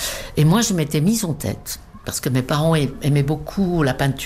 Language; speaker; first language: French; non-native, fluent; Czech